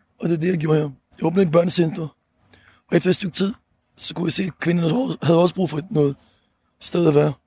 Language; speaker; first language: Danish; early bilingual, other home language; Arabic